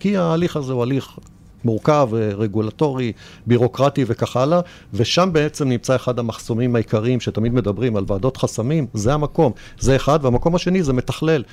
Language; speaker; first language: Hebrew; native; Hebrew